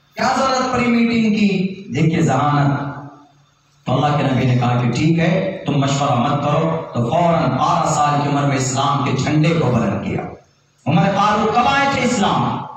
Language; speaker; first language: Urdu; native; Urdu